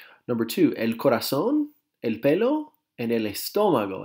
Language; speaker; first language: Spanish; non-native, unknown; English